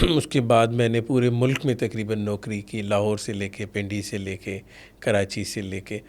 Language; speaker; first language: Urdu; non-native, local second language; Sindhi